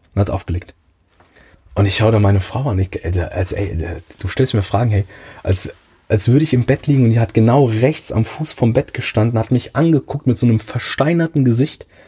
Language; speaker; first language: German; early bilingual, other home language; Italian